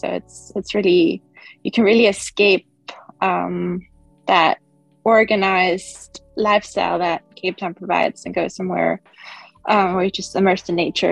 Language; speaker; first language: English; non-native, local second language; Swedish